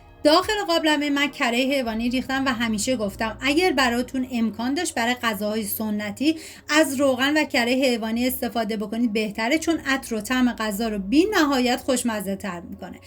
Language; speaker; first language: Persian; native; Persian